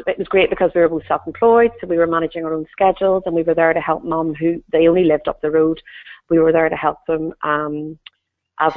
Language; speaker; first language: English; native; English